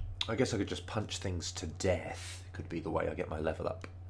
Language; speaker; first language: English; native; English